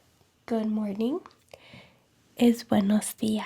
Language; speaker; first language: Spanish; non-native, learner; English